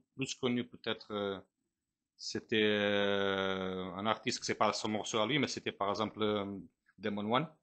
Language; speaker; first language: French; non-native, fluent; Portuguese